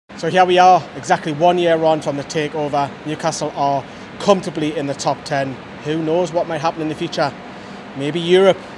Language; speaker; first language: English; native; English